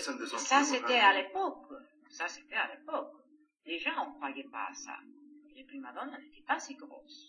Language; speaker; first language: French; non-native, fluent; Greek